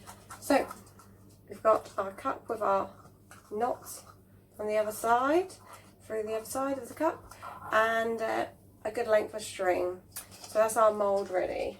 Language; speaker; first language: English; native; English